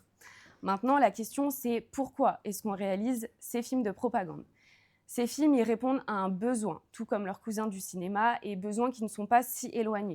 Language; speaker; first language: French; native; French